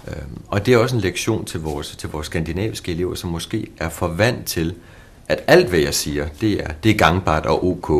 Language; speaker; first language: Danish; native; Danish